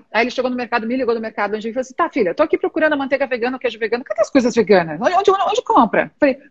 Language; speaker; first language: Portuguese; native; Portuguese